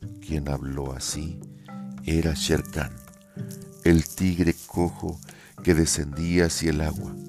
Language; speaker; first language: Spanish; native; Spanish